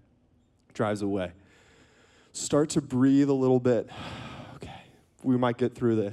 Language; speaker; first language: English; native; English